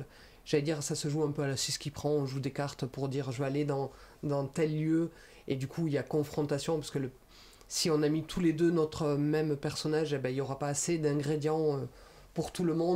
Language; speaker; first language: French; native; French